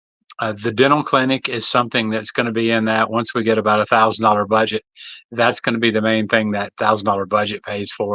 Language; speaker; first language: English; native; English